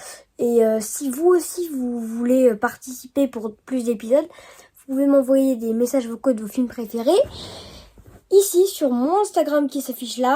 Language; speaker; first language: French; native; French